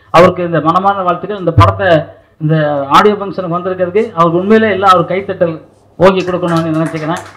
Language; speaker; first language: Tamil; native; Tamil